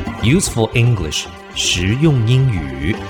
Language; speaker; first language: English; non-native, fluent; Chinese